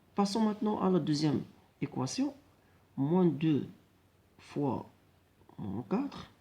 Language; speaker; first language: French; non-native, local second language; Arabic